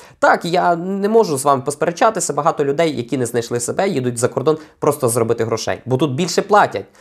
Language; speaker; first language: Ukrainian; native; Ukrainian